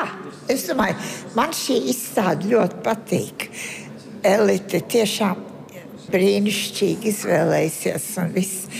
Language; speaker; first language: Latvian; early bilingual, heritage; Latvian